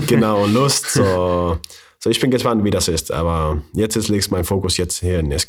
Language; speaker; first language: German; non-native, fluent; Danish